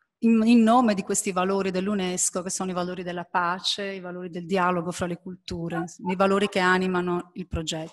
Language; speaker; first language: Italian; native; Italian